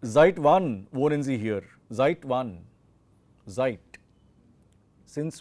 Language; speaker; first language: German; non-native, fluent; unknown